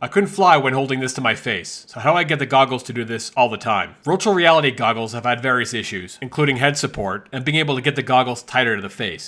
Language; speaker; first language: English; native; English